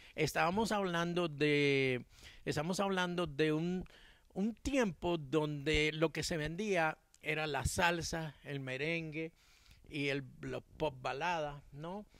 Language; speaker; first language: Spanish; early bilingual, heritage; Spanish